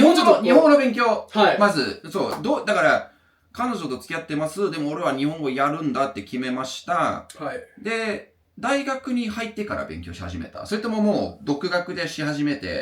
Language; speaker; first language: Japanese; non-native, fluent; English